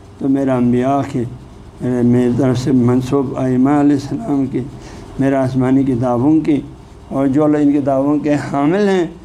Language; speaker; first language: Urdu; non-native, local second language; Balti